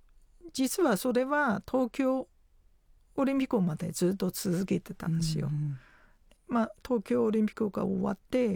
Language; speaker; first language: Japanese; non-native, fluent; Chinese